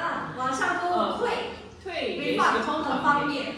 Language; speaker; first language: Chinese; non-native, learner; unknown